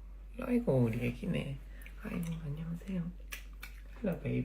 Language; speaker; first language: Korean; early bilingual, heritage; English